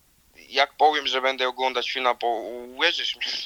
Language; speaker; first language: Polish; non-native, learner; Georgian